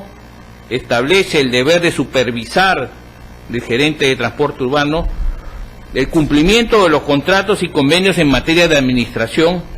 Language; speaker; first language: Spanish; native; Spanish